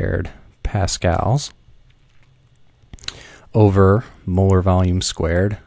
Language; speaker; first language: English; native; English